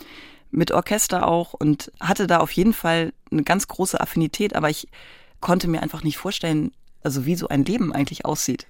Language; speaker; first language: German; native; German